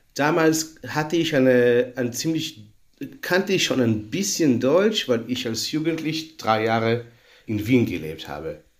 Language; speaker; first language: German; non-native, fluent; Hebrew